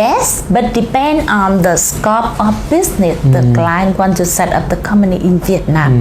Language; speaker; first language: English; non-native, learner; Vietnamese